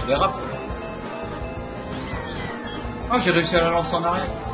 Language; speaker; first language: French; native; French